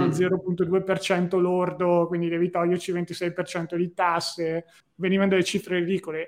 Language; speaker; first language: Italian; native; Italian